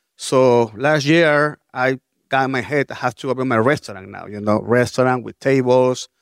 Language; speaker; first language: English; non-native, learner; Spanish